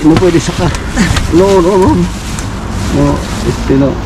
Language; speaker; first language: Spanish; non-native, learner; Filipino